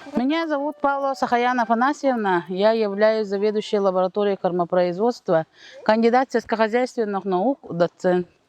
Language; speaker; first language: Russian; non-native, local second language; Yakut